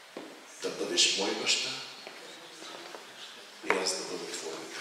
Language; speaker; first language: Bulgarian; native; Bulgarian